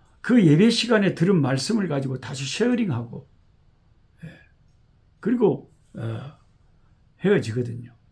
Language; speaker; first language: Korean; native; Korean